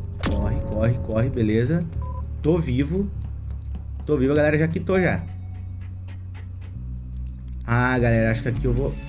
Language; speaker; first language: Portuguese; native; Portuguese